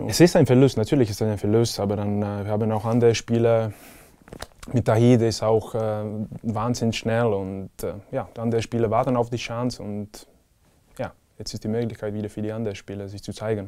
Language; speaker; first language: German; non-native, fluent; Czech